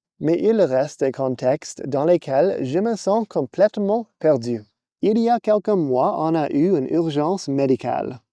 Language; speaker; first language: French; non-native, fluent; English